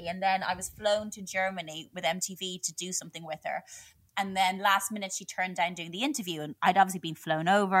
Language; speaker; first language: English; native; English